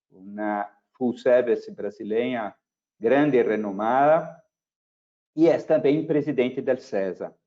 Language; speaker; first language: Spanish; non-native, fluent; Portuguese